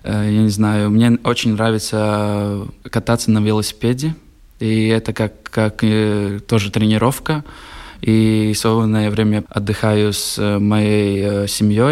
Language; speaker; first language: Russian; non-native, local second language; Latvian